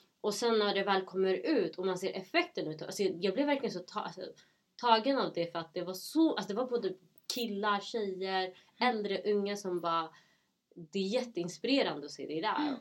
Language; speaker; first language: Swedish; early bilingual, other home language; Somali